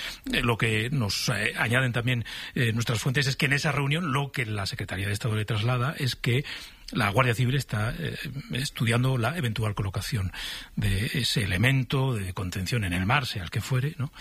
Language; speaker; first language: Spanish; native; Spanish